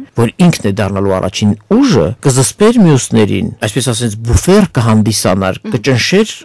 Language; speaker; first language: Armenian; native; Armenian